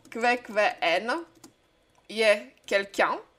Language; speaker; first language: French; non-native, fluent; Czech